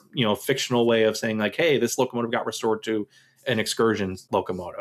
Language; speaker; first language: English; native; English